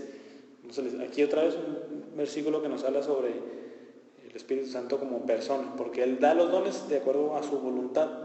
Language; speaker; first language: Spanish; native; Spanish